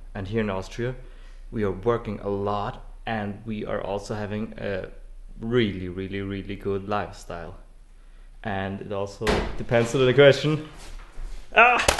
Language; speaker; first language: English; non-native, fluent; German